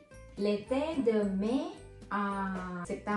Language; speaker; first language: French; non-native, fluent; Thai